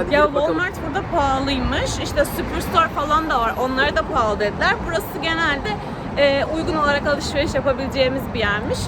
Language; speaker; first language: Turkish; native; Turkish